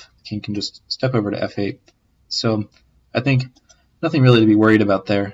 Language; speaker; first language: English; native; English